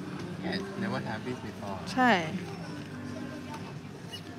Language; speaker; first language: English; non-native, learner; Thai